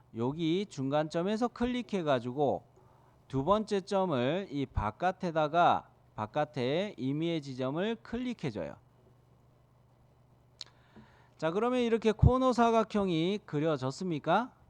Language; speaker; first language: Korean; native; Korean